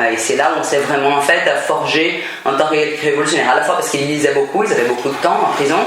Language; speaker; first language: French; non-native, fluent; Portuguese